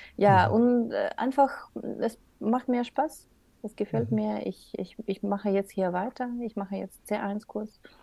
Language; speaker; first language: German; non-native, learner; Russian